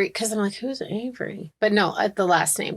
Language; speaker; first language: English; native; English